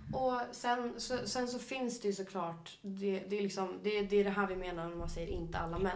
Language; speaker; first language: Swedish; native; Swedish